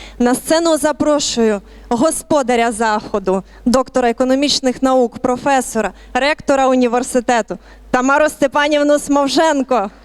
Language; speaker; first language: Ukrainian; native; Ukrainian